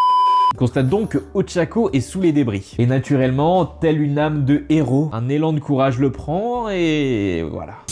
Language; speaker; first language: French; native; French